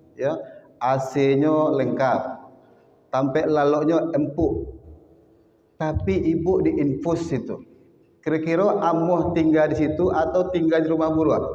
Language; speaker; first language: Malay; non-native, local second language; Minangkabau